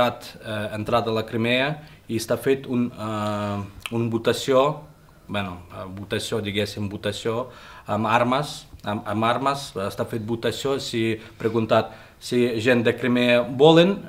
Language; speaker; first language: Catalan; non-native, learner; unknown